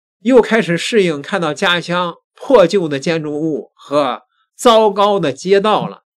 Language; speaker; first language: Chinese; native; Chinese